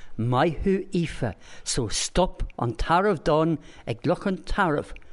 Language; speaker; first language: Irish; non-native, local second language; English